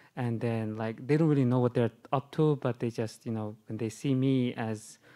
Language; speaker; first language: English; non-native, learner; Chinese